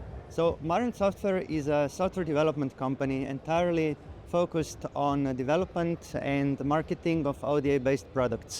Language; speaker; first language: English; non-native, fluent; Slovenian